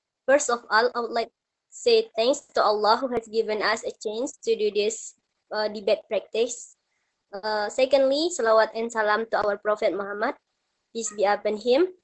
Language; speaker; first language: English; non-native, learner; Indonesian